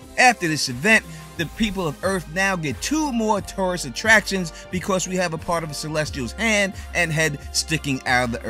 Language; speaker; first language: English; native; English